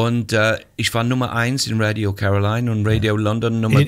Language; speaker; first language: German; non-native, fluent; English